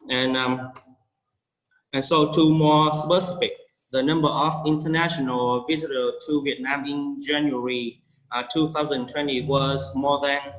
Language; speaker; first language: English; non-native, fluent; Vietnamese